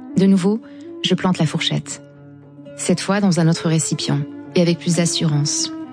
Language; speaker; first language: French; non-native, local second language; Arabic